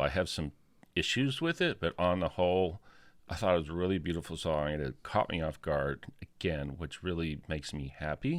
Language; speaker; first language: English; native; English